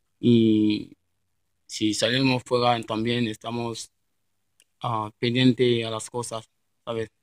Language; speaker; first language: Spanish; non-native, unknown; French